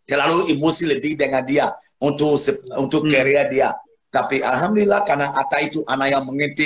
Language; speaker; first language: Indonesian; non-native, fluent; English